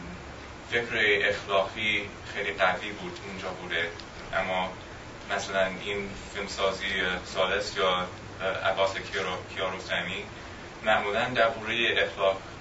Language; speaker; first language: Persian; non-native, fluent; English